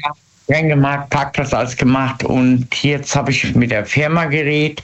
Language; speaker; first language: German; native; German